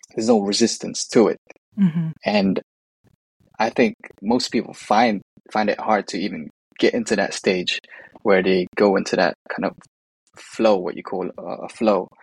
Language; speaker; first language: English; native; English